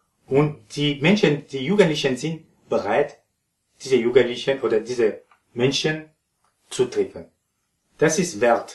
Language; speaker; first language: German; non-native, fluent; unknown